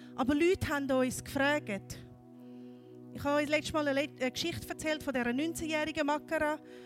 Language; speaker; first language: German; native; German